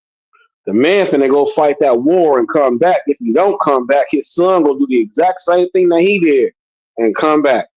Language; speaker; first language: English; native; English